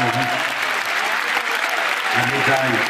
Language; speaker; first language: Russian; native; Russian